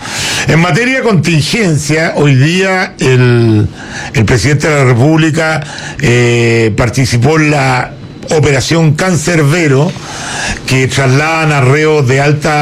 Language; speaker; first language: Spanish; native; Spanish